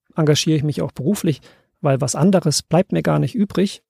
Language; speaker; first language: German; native; German